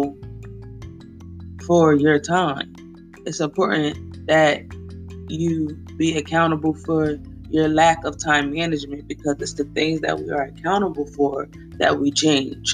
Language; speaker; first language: English; native; English